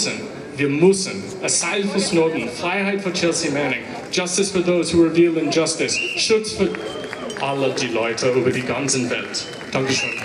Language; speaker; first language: German; non-native, learner; English